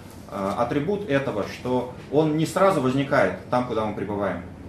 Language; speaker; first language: Russian; native; Russian